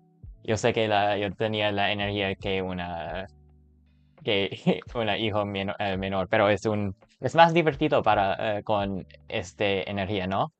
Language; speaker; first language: Spanish; non-native, learner; English